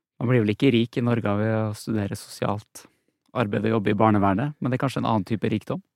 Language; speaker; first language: Norwegian; native; Norwegian